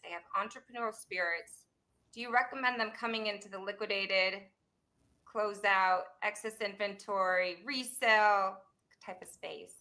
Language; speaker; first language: English; native; English